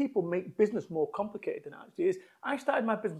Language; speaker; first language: English; native; English